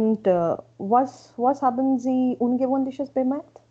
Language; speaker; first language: German; non-native, learner; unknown